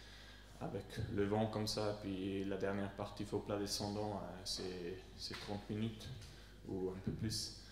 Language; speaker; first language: French; non-native, local second language; Swiss German